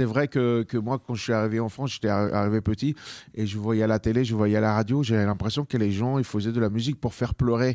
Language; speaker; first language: French; non-native, fluent; Spanish